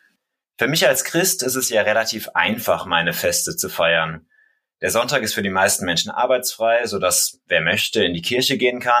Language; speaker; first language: German; native; German